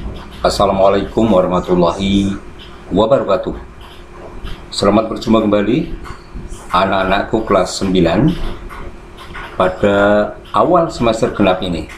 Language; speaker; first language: Indonesian; native; Indonesian